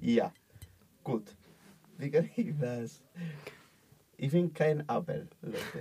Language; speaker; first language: German; non-native, learner; Spanish